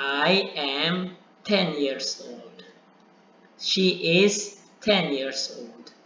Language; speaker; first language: English; non-native, learner; Indonesian